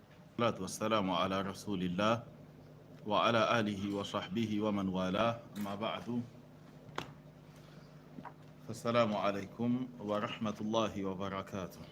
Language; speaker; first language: Arabic; non-native, fluent; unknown